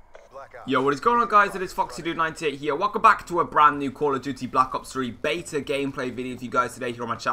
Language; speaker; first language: English; native; English